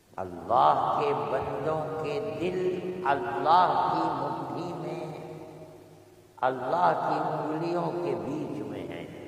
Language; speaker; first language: Urdu; native; Urdu